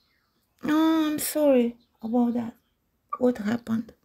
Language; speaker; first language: English; non-native, learner; Romanian